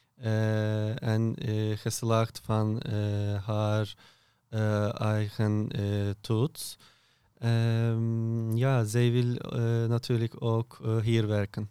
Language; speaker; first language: Dutch; non-native, learner; Turkish